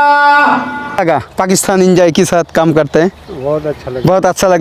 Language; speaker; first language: Hindi; non-native, learner; Bangla